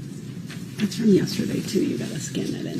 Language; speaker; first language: English; native; English